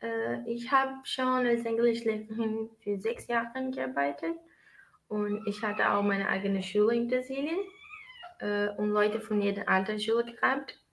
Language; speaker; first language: German; non-native, fluent; Portuguese